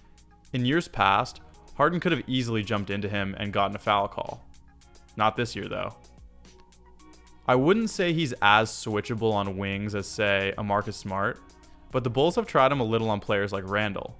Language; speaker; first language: English; native; English